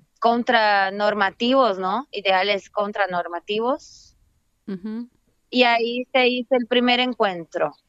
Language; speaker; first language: Spanish; non-native, fluent; Portuguese